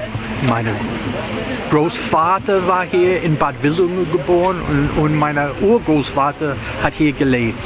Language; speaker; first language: German; non-native, learner; English